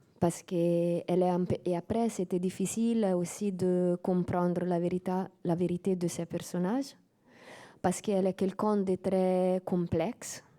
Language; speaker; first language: French; non-native, fluent; Italian